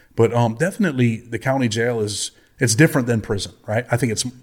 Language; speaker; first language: English; native; English